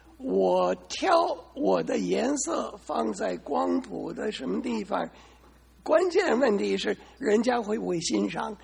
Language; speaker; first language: Chinese; non-native, fluent; English